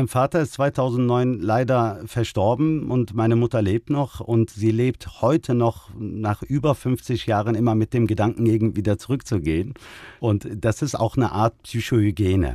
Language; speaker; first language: German; early bilingual, other home language; Turkish